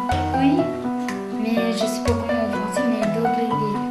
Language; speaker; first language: French; non-native, learner; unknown